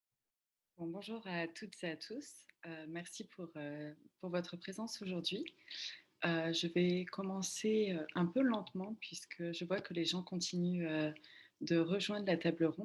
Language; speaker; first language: French; native; French